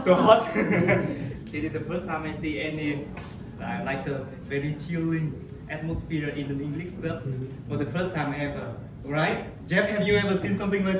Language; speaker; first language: English; non-native, learner; Vietnamese